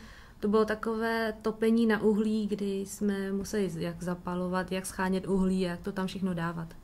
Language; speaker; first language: Czech; early bilingual, other home language; Vietnamese